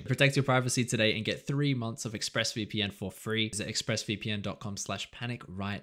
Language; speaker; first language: English; native; English